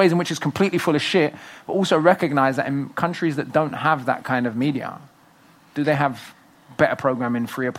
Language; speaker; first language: English; native; English